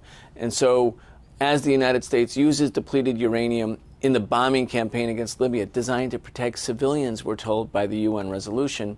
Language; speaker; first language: English; native; English